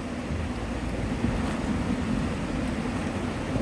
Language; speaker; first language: Korean; non-native, fluent; Russian